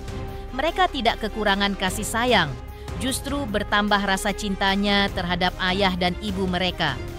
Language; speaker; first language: Indonesian; native; Indonesian